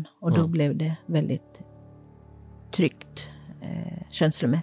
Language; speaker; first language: Swedish; non-native, fluent; Kurdish